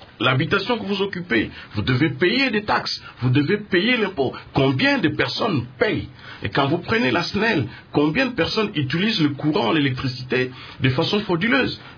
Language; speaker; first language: French; non-native, local second language; Lingala